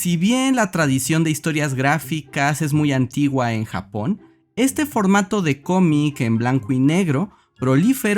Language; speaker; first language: Spanish; native; Spanish